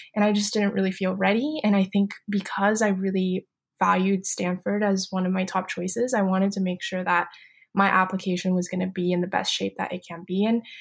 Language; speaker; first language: English; non-native, fluent; Chinese